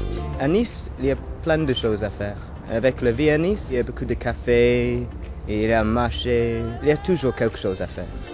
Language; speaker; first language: French; non-native, fluent; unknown